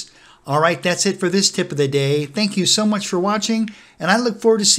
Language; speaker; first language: English; native; English